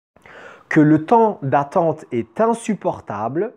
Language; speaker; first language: French; native; French